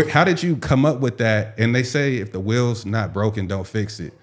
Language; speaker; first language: English; native; English